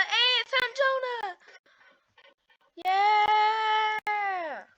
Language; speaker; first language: English; native; English